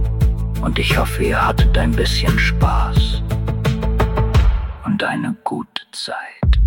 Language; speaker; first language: German; native; German